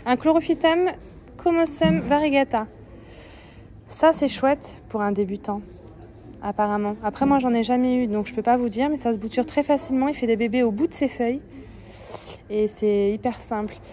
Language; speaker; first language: French; native; French